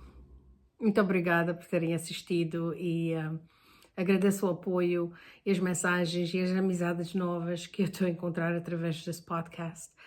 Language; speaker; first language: Portuguese; early bilingual, heritage; Portuguese